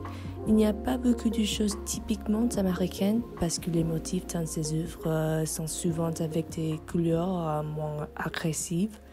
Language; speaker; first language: French; non-native, fluent; English